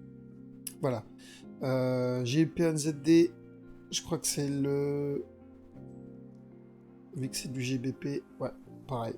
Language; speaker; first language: French; native; French